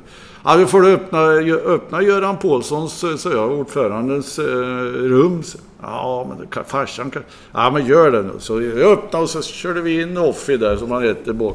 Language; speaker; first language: Swedish; native; Swedish